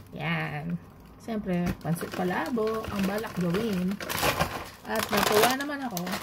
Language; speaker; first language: Filipino; native; Filipino